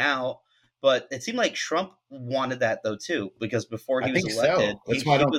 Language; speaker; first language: English; native; English